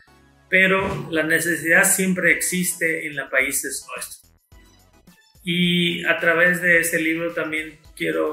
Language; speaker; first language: Spanish; non-native, fluent; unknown